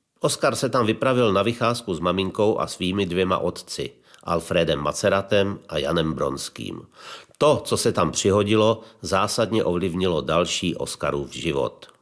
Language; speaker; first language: Czech; native; Czech